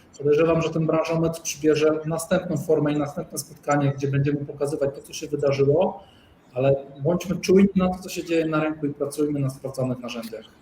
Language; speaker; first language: Polish; native; Polish